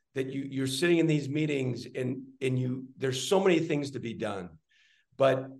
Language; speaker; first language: English; native; English